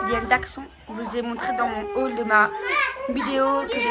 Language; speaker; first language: French; native; French